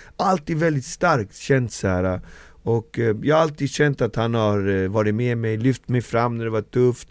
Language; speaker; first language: Swedish; native; Swedish